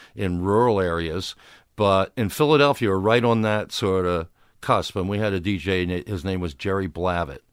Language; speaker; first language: English; native; English